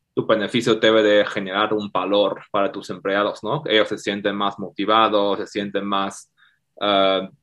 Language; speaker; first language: Spanish; non-native, fluent; Chinese